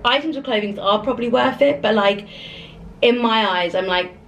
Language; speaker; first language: English; native; English